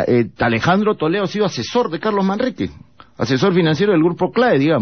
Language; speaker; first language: Spanish; native; Spanish